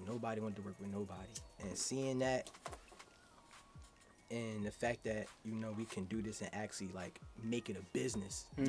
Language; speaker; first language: English; native; English